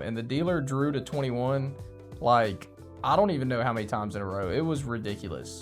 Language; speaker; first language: English; native; English